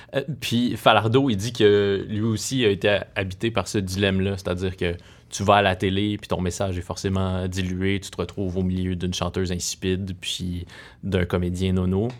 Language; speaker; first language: French; native; French